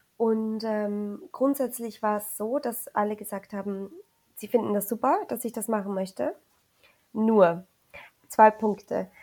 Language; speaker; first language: German; early bilingual, other home language; Spanish